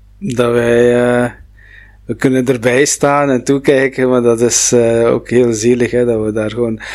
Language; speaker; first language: Dutch; non-native, local second language; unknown